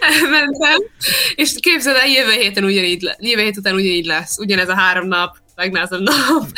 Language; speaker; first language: Hungarian; early bilingual, heritage; Hungarian